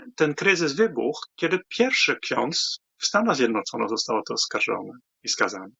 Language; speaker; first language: Polish; non-native, fluent; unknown